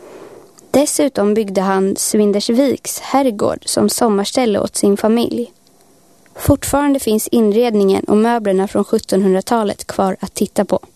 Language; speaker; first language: Swedish; native; Swedish